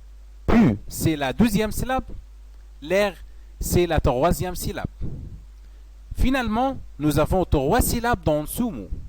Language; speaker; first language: French; non-native, fluent; Arabic